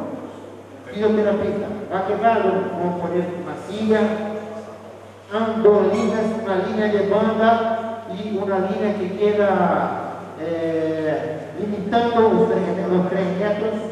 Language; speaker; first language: Spanish; non-native, fluent; Portuguese